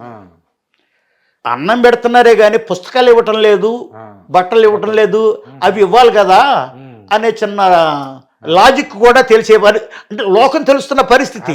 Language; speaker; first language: Telugu; native; Telugu